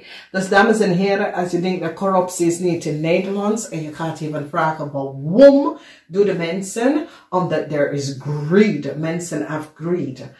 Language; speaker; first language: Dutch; non-native, fluent; English